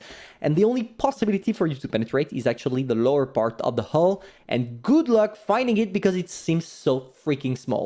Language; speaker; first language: English; non-native, fluent; French